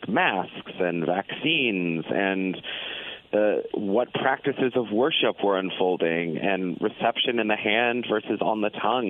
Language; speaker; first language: English; native; English